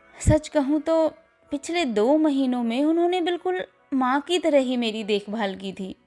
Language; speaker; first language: Hindi; native; Hindi